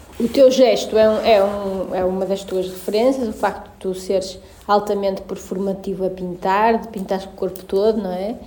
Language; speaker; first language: Portuguese; native; Portuguese